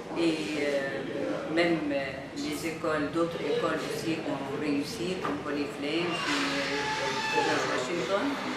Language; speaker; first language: French; non-native, local second language; Arabic